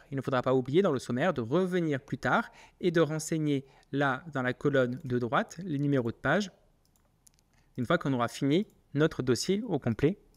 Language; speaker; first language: French; native; French